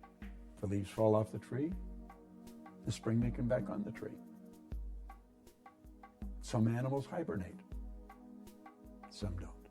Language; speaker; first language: English; native; English